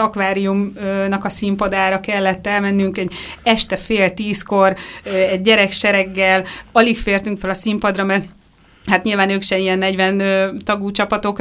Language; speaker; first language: Hungarian; native; Hungarian